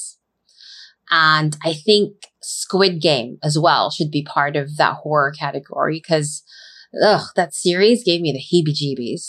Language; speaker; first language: English; non-native, local second language; Filipino